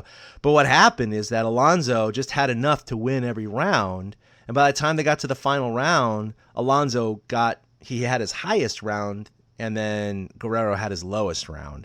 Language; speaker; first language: English; native; English